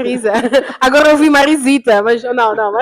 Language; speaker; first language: Portuguese; non-native, fluent; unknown